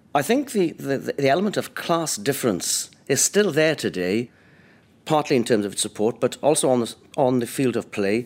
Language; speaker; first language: English; native; English